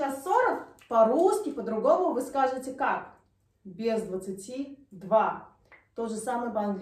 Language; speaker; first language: Russian; native; Russian